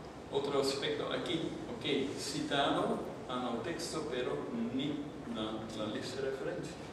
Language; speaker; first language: Spanish; non-native, learner; Dutch